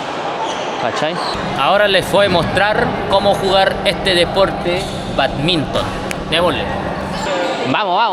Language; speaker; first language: Spanish; non-native, fluent; Indonesian